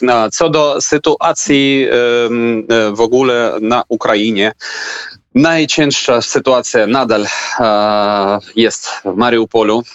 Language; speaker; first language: Polish; non-native, fluent; Ukrainian